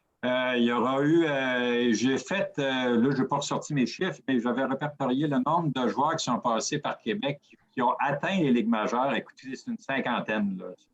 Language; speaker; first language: French; native; French